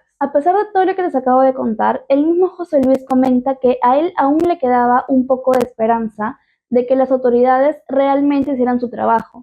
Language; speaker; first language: Spanish; native; Spanish